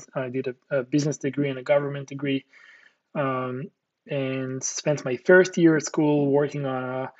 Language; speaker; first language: English; non-native, fluent; Hebrew